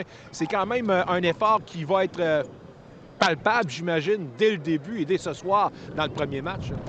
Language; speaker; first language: French; native; French